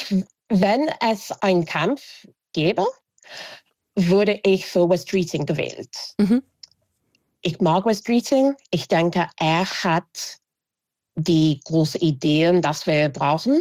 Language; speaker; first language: German; non-native, fluent; English